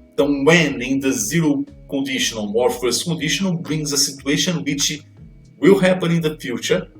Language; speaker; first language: English; non-native, fluent; Portuguese